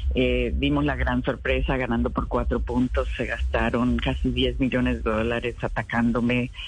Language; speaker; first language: Spanish; native; Spanish